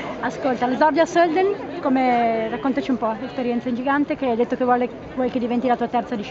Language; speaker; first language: Italian; native; Italian